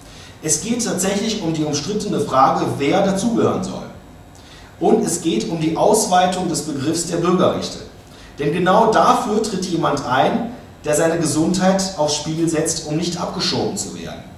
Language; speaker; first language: German; native; German